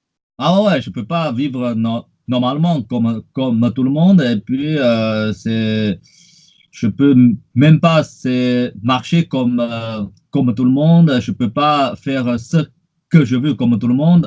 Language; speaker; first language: French; non-native, fluent; Chinese